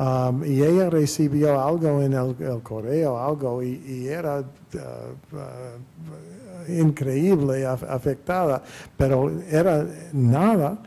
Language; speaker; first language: Spanish; non-native, fluent; English